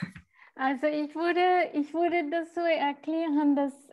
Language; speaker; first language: German; non-native, fluent; Spanish